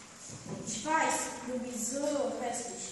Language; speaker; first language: German; non-native, learner; Polish